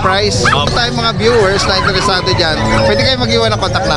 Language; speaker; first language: Filipino; native; Filipino